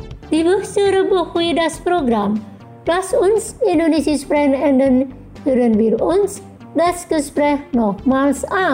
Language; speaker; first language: German; non-native, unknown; Indonesian